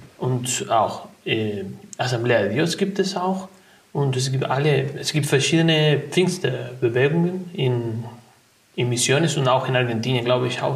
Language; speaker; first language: German; non-native, learner; Spanish